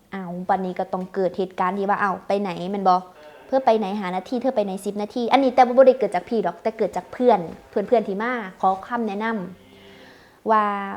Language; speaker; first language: Thai; native; Thai